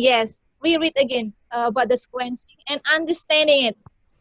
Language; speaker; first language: English; non-native, learner; Indonesian